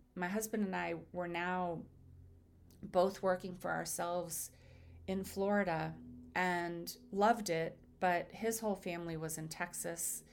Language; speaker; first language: English; native; English